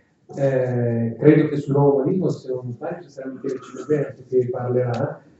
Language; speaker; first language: Italian; native; Italian